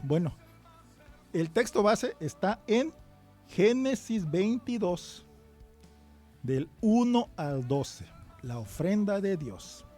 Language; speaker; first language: Spanish; native; Spanish